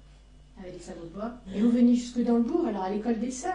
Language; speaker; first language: French; native; French